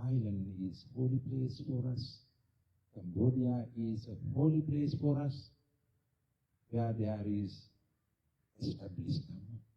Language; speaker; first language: English; non-native, local second language; Sinhala